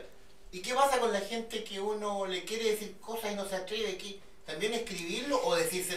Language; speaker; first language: Spanish; native; Spanish